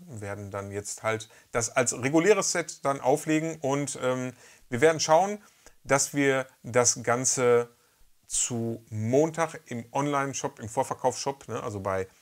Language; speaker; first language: German; native; German